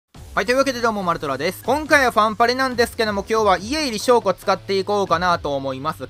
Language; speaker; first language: Japanese; native; Japanese